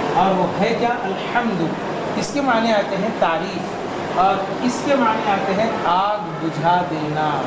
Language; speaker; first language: Urdu; native; Urdu